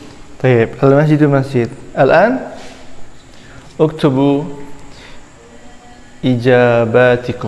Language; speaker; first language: Arabic; non-native, fluent; Indonesian